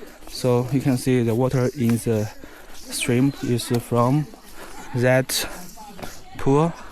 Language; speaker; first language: English; non-native, fluent; Chinese